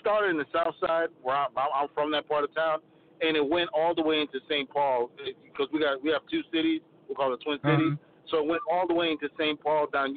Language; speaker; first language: English; native; English